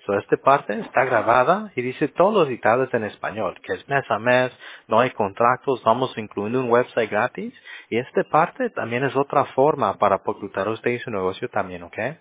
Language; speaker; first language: Spanish; native; Spanish